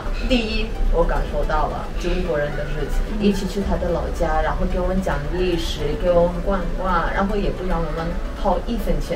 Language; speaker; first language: Chinese; non-native, fluent; Armenian